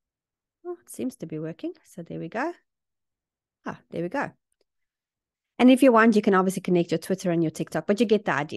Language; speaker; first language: English; native; English